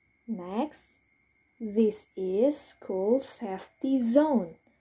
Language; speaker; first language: English; non-native, fluent; Indonesian